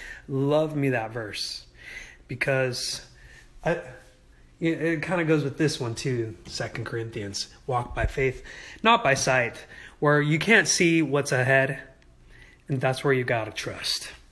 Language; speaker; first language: English; native; English